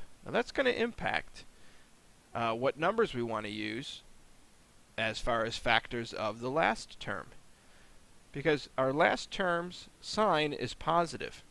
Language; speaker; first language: English; native; English